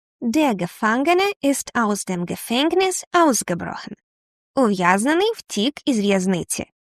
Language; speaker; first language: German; non-native, fluent; Ukrainian